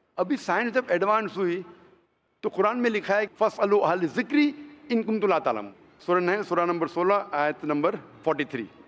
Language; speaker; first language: Hindi; non-native, local second language; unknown